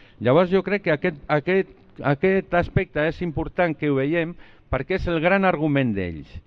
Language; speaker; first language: Catalan; non-native, local second language; Spanish